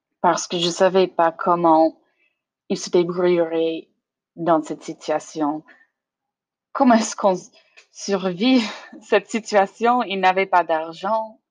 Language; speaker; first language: French; non-native, learner; English